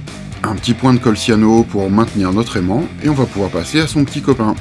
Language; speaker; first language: French; native; French